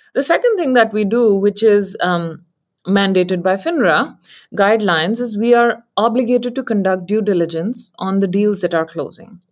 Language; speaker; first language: English; non-native, local second language; Hindi